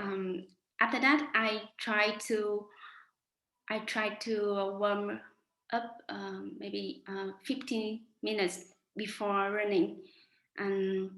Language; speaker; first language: English; non-native, learner; Vietnamese